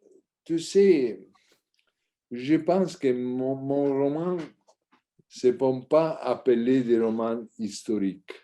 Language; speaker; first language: French; non-native, learner; Italian